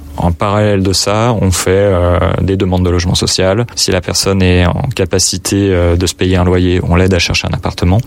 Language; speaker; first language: French; native; French